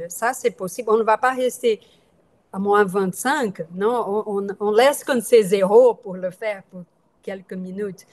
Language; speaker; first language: French; non-native, fluent; Portuguese